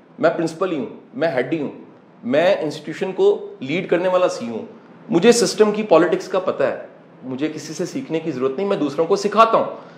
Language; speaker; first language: Urdu; non-native, local second language; Punjabi